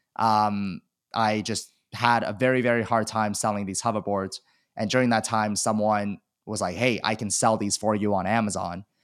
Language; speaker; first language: English; early bilingual, other home language; Chinese